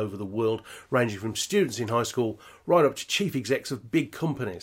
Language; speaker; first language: English; native; English